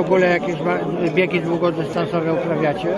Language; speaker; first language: Polish; native; Polish